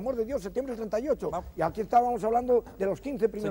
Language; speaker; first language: Spanish; native; Spanish